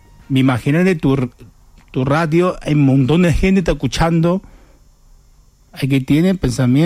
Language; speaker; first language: Spanish; non-native, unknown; Chinese